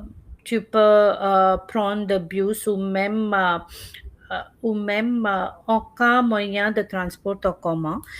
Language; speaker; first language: French; non-native, fluent; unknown